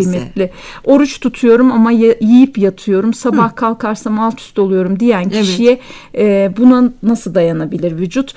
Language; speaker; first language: Turkish; native; Turkish